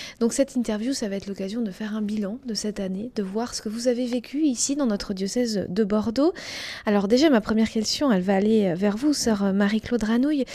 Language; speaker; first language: French; native; French